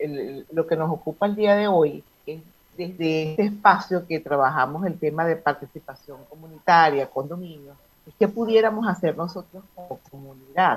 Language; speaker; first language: Spanish; native; Spanish